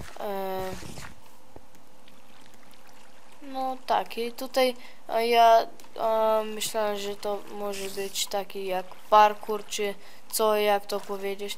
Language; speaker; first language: Polish; early bilingual, heritage; Polish